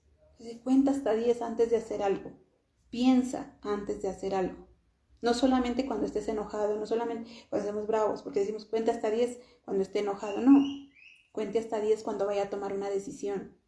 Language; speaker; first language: Spanish; native; Spanish